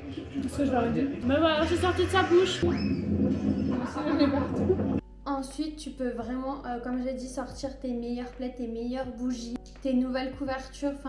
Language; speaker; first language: French; native; French